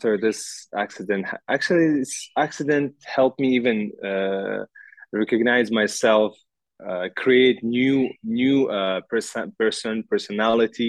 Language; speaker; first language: English; non-native, learner; Uzbek